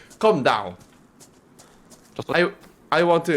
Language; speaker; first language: English; non-native, learner; Korean